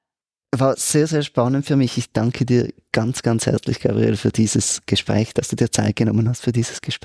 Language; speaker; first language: German; native; German